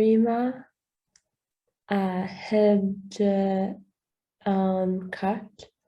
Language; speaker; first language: Dutch; non-native, learner; English